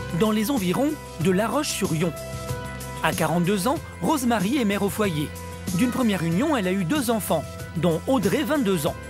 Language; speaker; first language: French; native; French